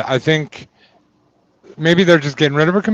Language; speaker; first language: English; native; English